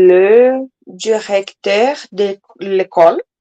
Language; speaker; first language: French; non-native, learner; Portuguese